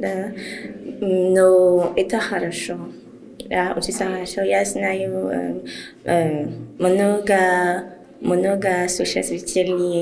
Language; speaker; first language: Russian; non-native, learner; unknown